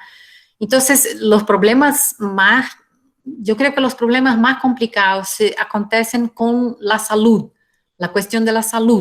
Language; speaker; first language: Spanish; non-native, fluent; Portuguese